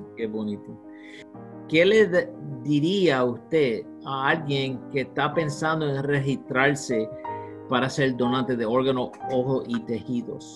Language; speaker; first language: Spanish; early bilingual, heritage; Spanish